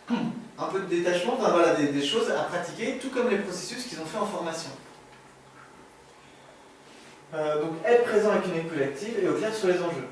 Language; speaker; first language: French; native; French